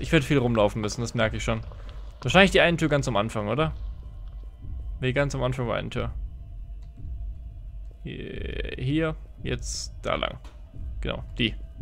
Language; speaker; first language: German; native; German